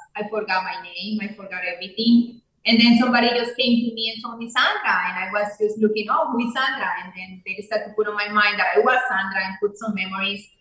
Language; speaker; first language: English; non-native, fluent; Spanish